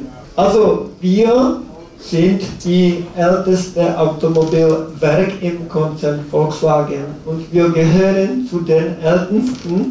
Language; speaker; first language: German; non-native, learner; Czech